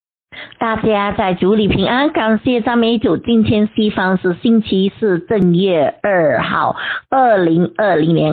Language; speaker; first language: Chinese; native; Chinese